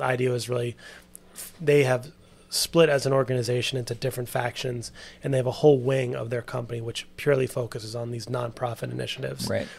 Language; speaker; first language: English; native; English